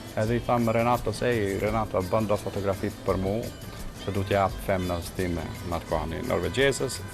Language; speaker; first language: Albanian; native; Albanian